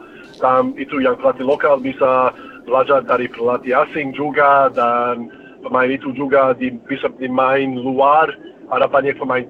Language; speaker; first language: Indonesian; non-native, fluent; English